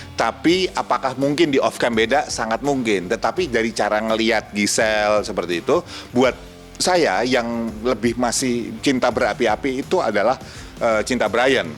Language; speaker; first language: Indonesian; native; Indonesian